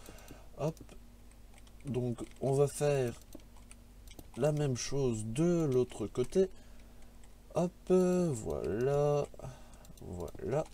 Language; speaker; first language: French; native; French